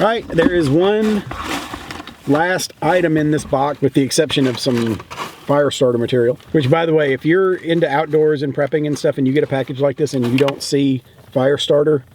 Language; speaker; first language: English; native; English